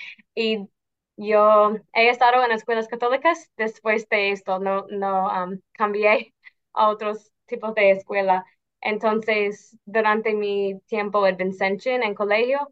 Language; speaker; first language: Spanish; non-native, fluent; English